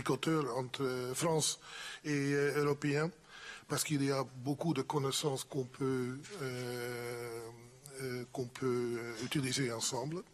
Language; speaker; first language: French; non-native, fluent; Dutch